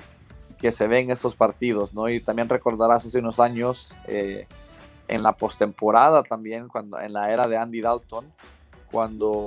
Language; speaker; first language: Spanish; native; Spanish